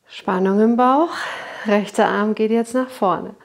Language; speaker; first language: German; native; German